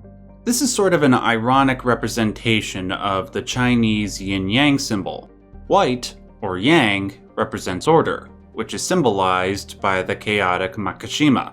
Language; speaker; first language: English; native; English